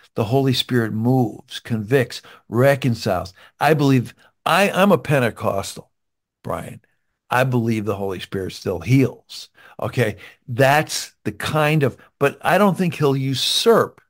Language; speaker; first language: English; native; English